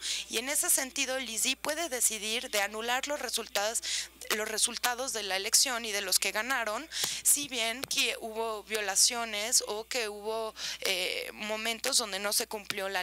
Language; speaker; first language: Spanish; non-native, fluent; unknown